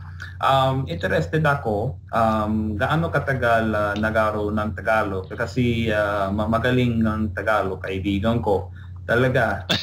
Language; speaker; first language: Filipino; non-native, learner; English